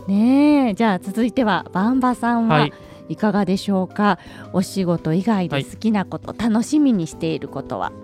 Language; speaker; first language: Japanese; native; Japanese